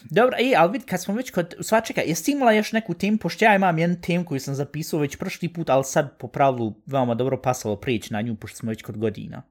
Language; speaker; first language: Bosnian; early bilingual, heritage; Bosnian